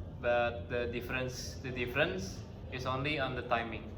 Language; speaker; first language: English; non-native, learner; Indonesian